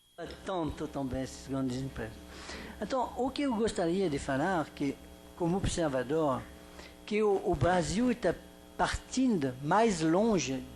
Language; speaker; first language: Portuguese; non-native, fluent; French